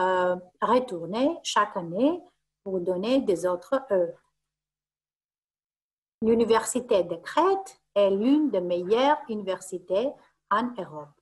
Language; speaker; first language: French; non-native, fluent; Greek